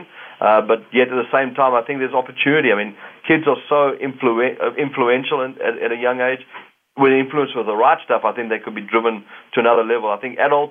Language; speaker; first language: English; native; English